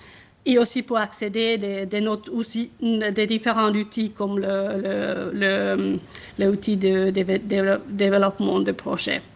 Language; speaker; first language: French; non-native, fluent; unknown